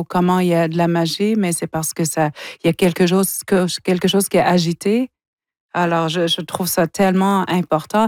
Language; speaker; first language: French; non-native, local second language; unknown